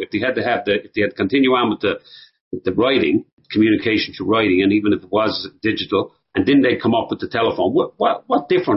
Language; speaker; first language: English; native; English